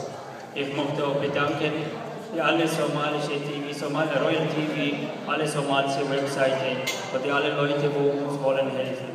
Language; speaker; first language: German; non-native, learner; Somali